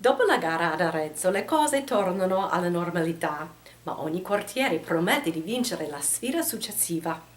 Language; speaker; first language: Italian; non-native, fluent; English